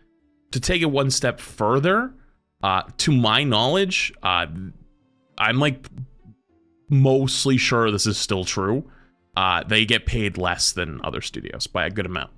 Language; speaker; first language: English; native; English